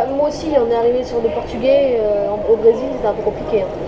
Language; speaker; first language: French; native; French